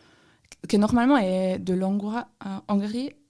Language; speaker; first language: French; non-native, fluent; German